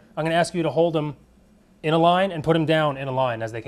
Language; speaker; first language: English; native; English